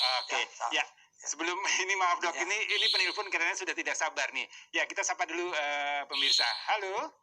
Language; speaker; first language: Indonesian; native; Indonesian